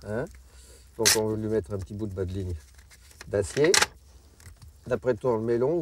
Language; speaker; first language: French; native; French